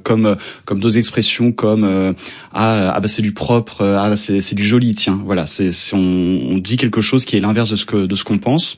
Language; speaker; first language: French; native; French